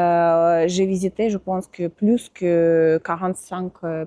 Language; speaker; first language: French; non-native, fluent; Russian